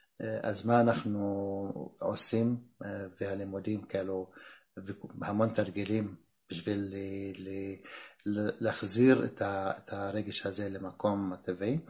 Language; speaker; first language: Hebrew; non-native, local second language; Arabic